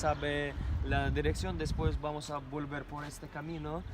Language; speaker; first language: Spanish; non-native, fluent; Ukrainian